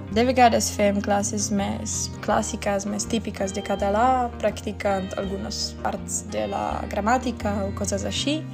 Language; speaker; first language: Catalan; non-native, fluent; Czech